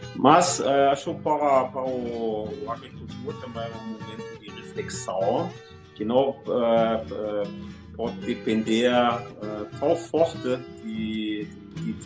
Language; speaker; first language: Portuguese; non-native, fluent; German